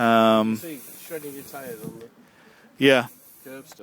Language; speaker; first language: English; native; English